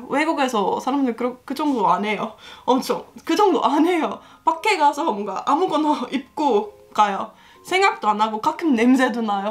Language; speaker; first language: Korean; non-native, fluent; Estonian